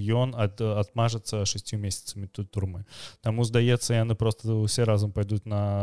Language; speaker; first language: Belarusian; non-native, local second language; Russian